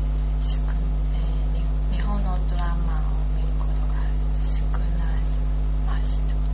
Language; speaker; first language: Japanese; non-native, learner; Chinese